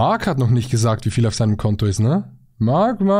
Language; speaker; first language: German; native; German